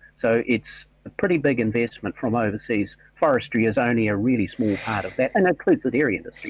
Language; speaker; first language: English; native; English